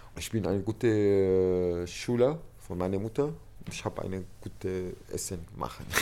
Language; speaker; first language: German; non-native, learner; Arabic